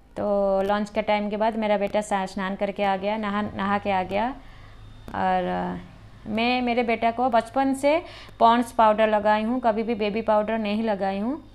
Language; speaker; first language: Hindi; non-native, local second language; Odia